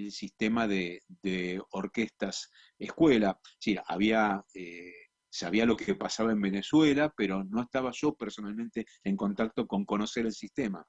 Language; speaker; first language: Spanish; native; Spanish